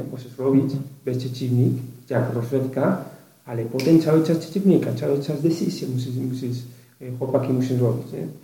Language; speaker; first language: Polish; non-native, learner; Spanish